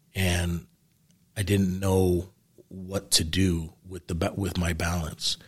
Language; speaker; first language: English; native; English